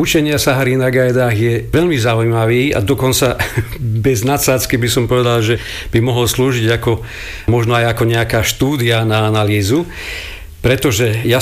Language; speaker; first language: Slovak; native; Slovak